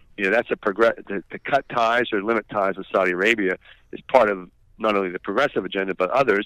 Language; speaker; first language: English; native; English